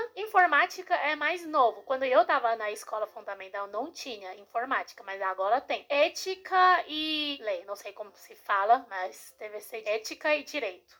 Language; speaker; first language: Portuguese; non-native, fluent; Chinese